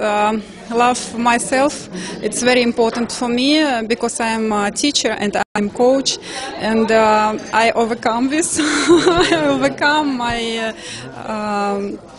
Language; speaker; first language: English; non-native, learner; Russian